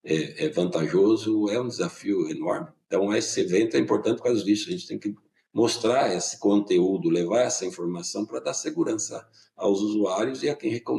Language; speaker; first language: Portuguese; native; Portuguese